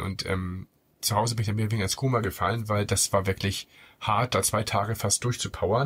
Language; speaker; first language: German; native; German